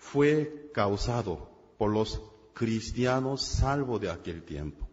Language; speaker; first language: Spanish; non-native, fluent; Korean